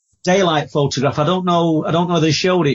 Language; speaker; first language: English; native; English